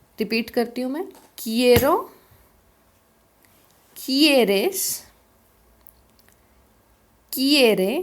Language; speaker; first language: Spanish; non-native, fluent; Hindi